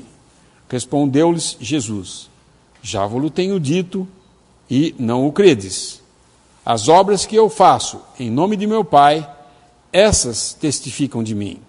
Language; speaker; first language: Portuguese; native; Portuguese